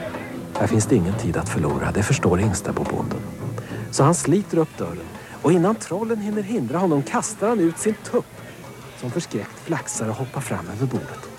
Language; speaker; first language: Swedish; native; Swedish